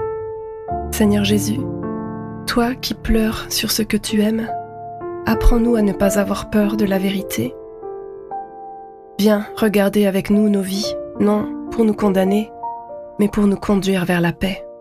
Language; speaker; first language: French; native; French